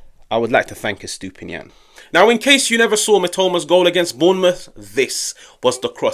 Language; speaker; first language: English; native; English